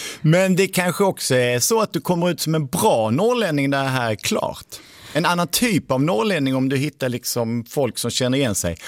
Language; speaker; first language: Swedish; native; Swedish